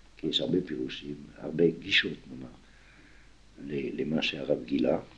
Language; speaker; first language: Hebrew; non-native, fluent; French